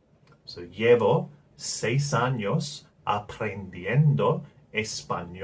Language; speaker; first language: Spanish; non-native, learner; English